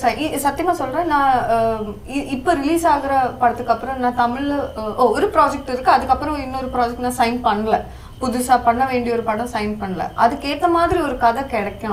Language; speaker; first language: Tamil; non-native, local second language; Malayalam